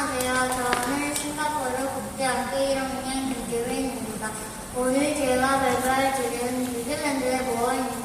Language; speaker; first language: Korean; early bilingual, heritage; Korean